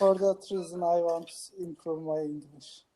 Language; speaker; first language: English; non-native, learner; Turkish